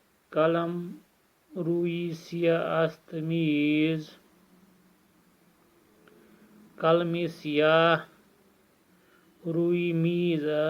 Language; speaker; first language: Persian; non-native, fluent; Urdu